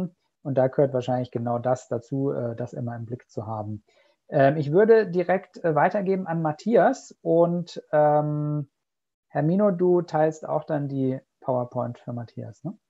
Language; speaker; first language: German; native; German